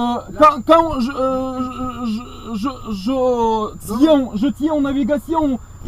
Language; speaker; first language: French; non-native, learner; Russian